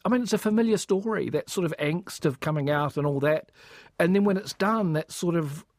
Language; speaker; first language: English; native; English